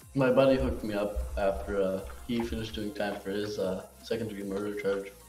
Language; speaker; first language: English; native; English